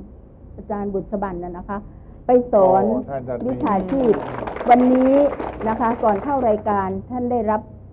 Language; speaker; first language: Thai; native; Thai